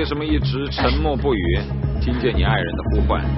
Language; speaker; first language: Chinese; native; Chinese